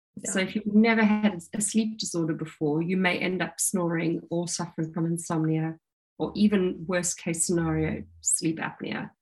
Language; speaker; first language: English; native; English